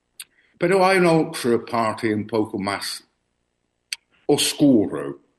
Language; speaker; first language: Spanish; non-native, learner; English